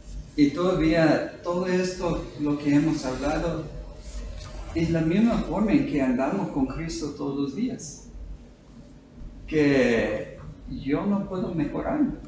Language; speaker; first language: Spanish; non-native, fluent; English